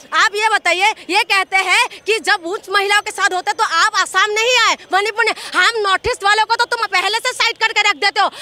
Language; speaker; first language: Hindi; non-native, local second language; Assamese